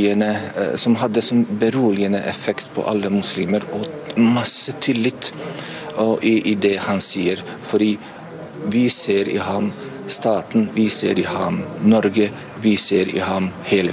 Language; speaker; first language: Norwegian; non-native, fluent; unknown